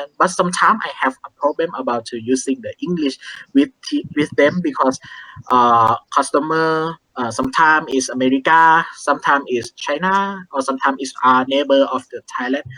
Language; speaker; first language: English; non-native, learner; Thai